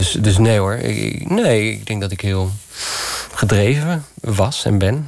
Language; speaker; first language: Dutch; early bilingual, other home language; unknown